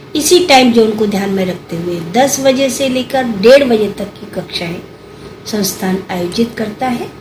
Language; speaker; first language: Hindi; native; Hindi